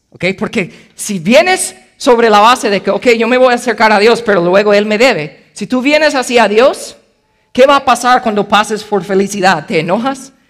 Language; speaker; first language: Spanish; non-native, fluent; English